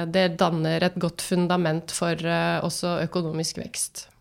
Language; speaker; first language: Norwegian; native; Norwegian